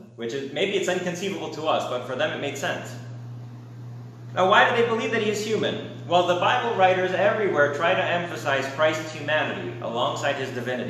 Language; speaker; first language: English; native; English